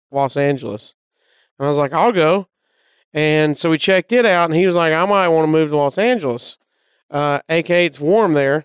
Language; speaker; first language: English; native; English